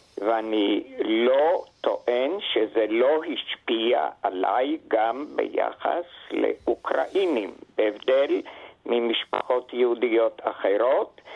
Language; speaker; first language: Hebrew; non-native, fluent; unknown